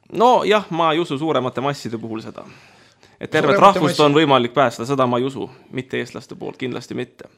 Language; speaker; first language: Estonian; native; Estonian